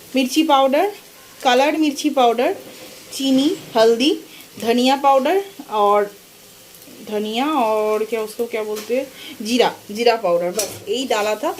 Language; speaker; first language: Hindi; non-native, local second language; Bangla